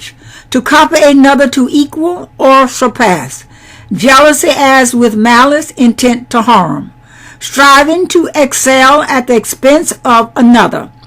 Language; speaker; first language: English; native; English